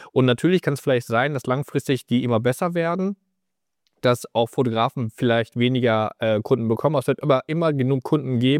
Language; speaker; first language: German; native; German